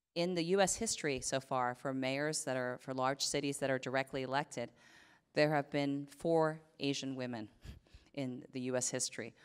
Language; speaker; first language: English; native; English